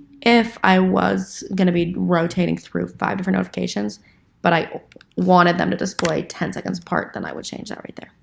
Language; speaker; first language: English; native; English